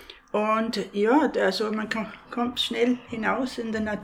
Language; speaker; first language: German; non-native, fluent; English